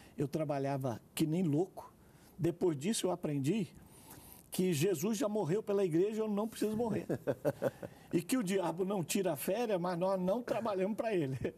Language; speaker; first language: Portuguese; native; Portuguese